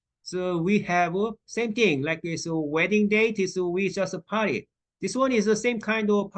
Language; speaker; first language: English; non-native, learner; Korean